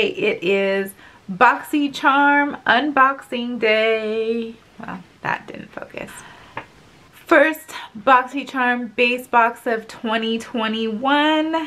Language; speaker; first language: English; native; English